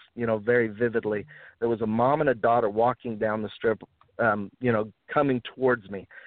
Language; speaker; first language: English; early bilingual, other home language; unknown